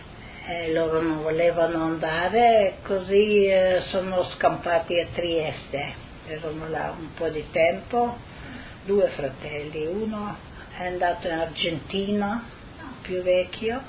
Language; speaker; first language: Italian; non-native, local second language; Slovenian